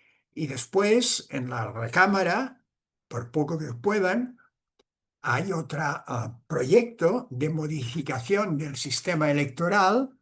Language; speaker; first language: Spanish; non-native, local second language; Catalan